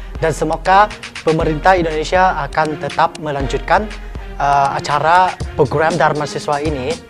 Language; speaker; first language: Indonesian; non-native, fluent; Lao